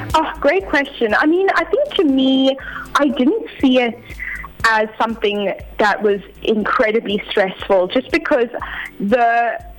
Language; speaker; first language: English; native; English